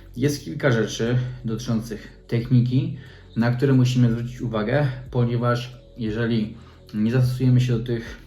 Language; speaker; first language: Polish; native; Polish